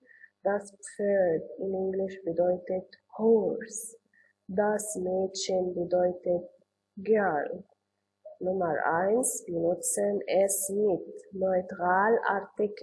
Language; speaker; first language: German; non-native, learner; Arabic